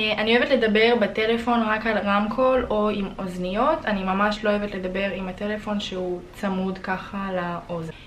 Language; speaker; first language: Hebrew; early bilingual, other home language; Russian